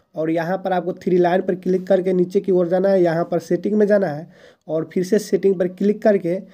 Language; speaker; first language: Hindi; native; Hindi